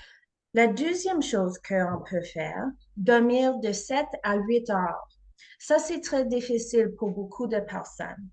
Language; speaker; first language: French; non-native, fluent; English